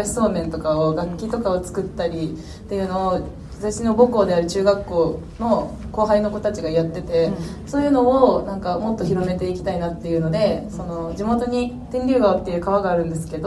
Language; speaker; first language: Japanese; native; Japanese